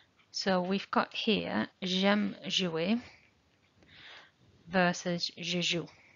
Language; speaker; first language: French; non-native, fluent; English